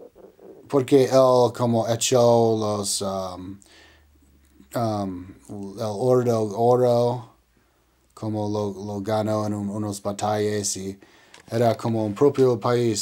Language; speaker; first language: Spanish; non-native, learner; English